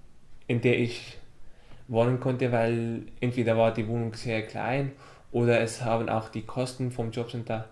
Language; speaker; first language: German; early bilingual, other home language; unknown